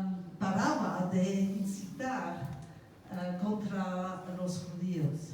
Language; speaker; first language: Spanish; non-native, fluent; English